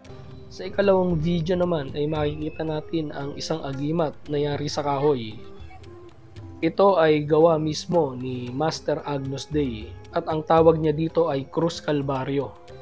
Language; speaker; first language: Filipino; native; Filipino